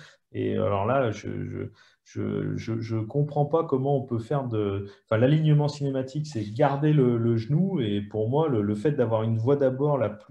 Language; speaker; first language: French; native; French